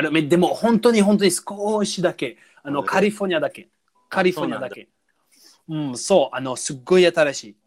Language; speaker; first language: Japanese; non-native, learner; English